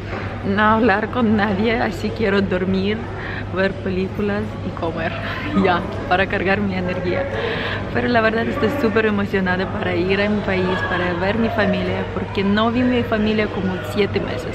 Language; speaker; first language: Spanish; non-native, fluent; Ukrainian